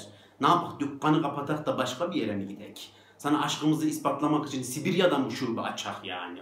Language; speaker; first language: Turkish; native; Turkish